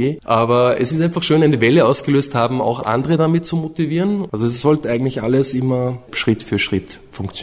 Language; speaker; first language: German; native; German